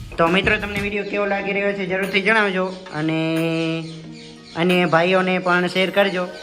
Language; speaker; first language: Gujarati; native; Gujarati